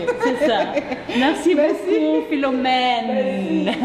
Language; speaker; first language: French; non-native, fluent; German